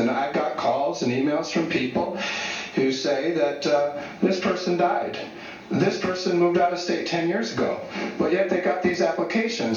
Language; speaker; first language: English; native; English